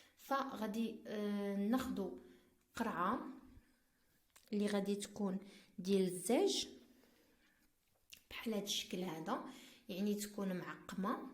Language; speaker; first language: Arabic; native; Arabic